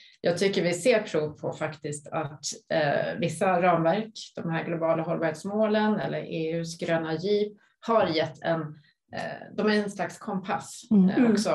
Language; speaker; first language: Swedish; native; Swedish